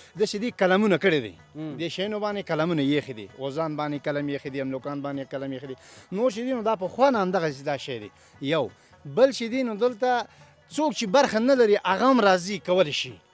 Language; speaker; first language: Pashto; non-native, local second language; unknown